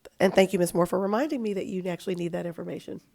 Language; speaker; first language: English; native; English